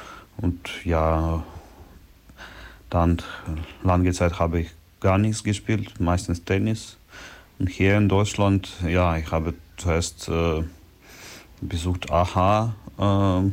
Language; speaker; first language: German; non-native, learner; Ukrainian